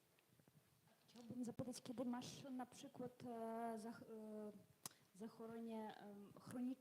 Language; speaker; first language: Polish; non-native, learner; Russian